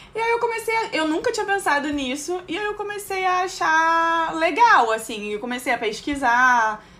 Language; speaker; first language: Portuguese; native; Portuguese